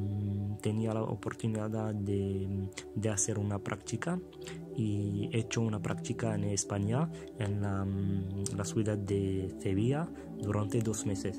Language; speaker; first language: Spanish; non-native, fluent; French